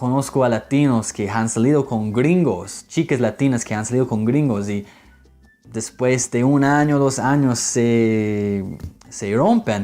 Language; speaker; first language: Spanish; non-native, fluent; English